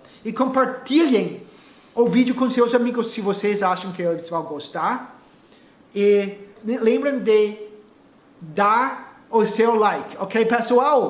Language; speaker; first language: Portuguese; non-native, fluent; English